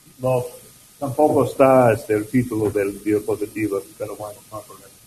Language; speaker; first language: Spanish; non-native, fluent; English